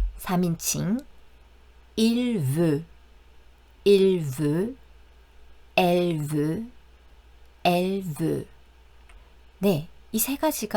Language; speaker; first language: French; non-native, fluent; Korean